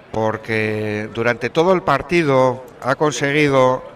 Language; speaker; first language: Spanish; native; Spanish